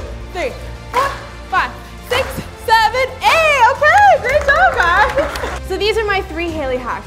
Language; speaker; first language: English; native; English